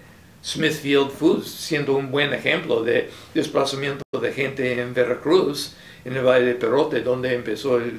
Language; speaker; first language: Spanish; non-native, fluent; English